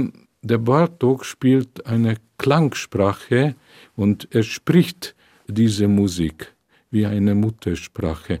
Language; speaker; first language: German; non-native, fluent; Hungarian